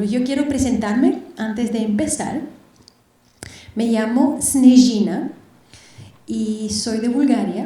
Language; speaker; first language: Spanish; non-native, fluent; Bulgarian